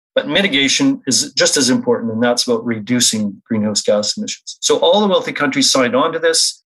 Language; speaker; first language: English; native; English